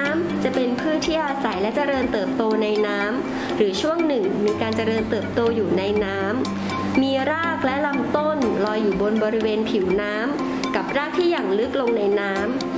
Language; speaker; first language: Thai; native; Thai